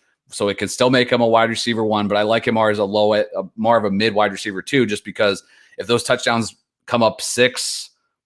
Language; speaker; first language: English; native; English